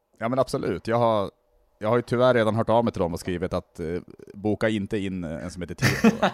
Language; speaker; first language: Swedish; native; Swedish